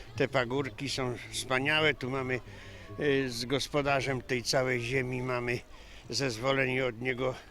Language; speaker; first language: Polish; native; Polish